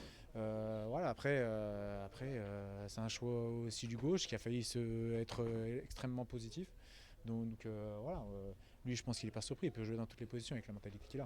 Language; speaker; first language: French; native; French